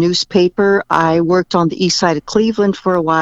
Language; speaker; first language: English; native; English